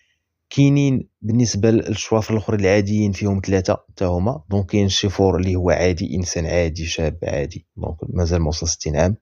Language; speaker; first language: Arabic; native; Arabic